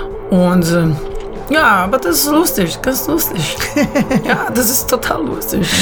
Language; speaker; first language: German; non-native, learner; Portuguese